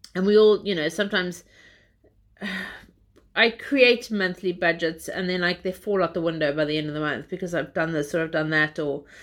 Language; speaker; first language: English; native; English